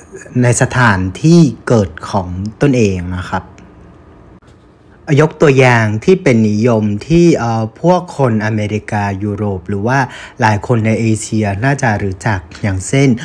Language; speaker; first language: Thai; non-native, fluent; Vietnamese